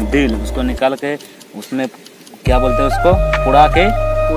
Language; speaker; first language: Hindi; non-native, local second language; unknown